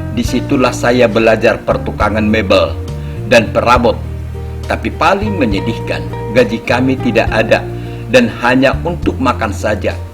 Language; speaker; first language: Indonesian; non-native, local second language; Batak Toba